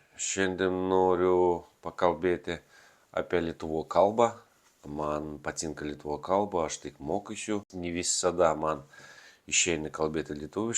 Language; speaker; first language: Lithuanian; non-native, learner; Russian